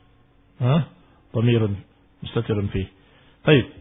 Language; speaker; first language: Arabic; non-native, fluent; Indonesian